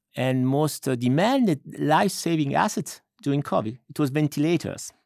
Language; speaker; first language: English; non-native, fluent; Italian